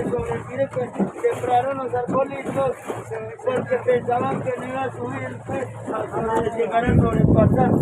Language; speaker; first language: Spanish; native; Spanish